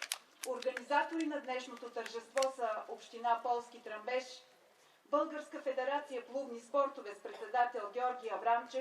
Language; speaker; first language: Bulgarian; native; Bulgarian